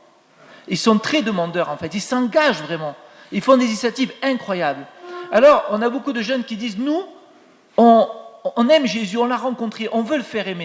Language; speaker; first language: French; native; French